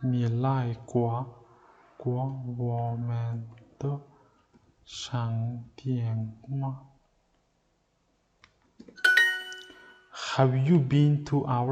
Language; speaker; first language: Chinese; non-native, fluent; Mongolian